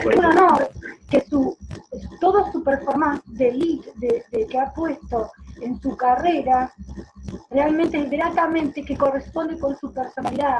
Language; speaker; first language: Spanish; native; Spanish